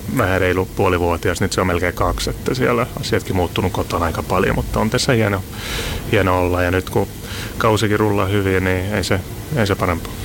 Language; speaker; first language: Finnish; non-native, learner; Hungarian